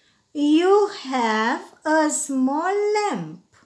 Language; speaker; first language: English; non-native, fluent; Romanian